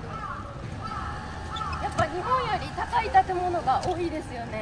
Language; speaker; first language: Japanese; native; Japanese